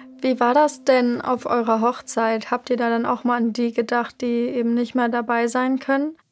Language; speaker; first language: German; native; German